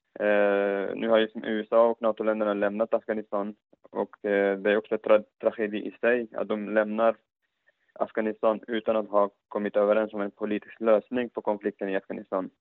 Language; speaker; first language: Swedish; non-native, fluent; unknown